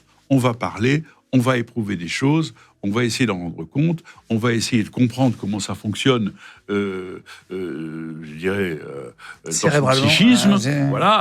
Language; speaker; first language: French; native; French